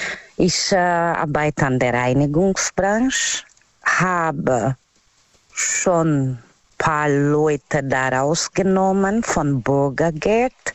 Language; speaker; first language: German; non-native, learner; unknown